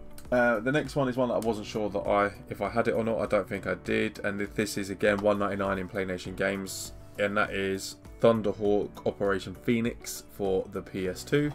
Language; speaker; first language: English; native; English